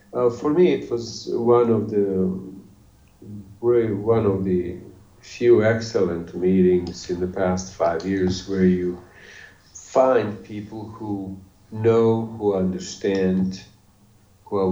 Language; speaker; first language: English; non-native, fluent; Bosnian